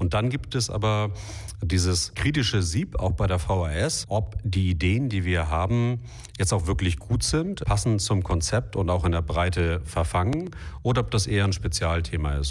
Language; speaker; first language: German; native; German